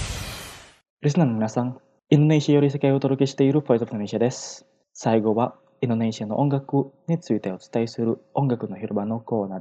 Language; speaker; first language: Japanese; non-native, fluent; Indonesian